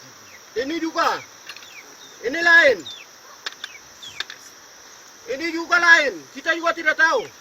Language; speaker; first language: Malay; non-native, local second language; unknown